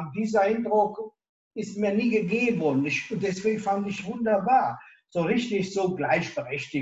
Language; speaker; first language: German; non-native, local second language; Italian